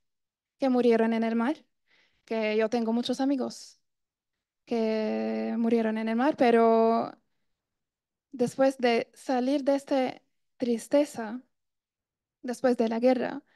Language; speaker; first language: Spanish; non-native, fluent; Arabic